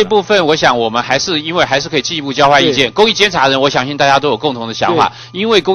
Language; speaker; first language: Chinese; native; Chinese